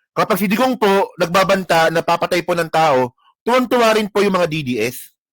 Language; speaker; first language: Filipino; non-native, local second language; Hiligaynon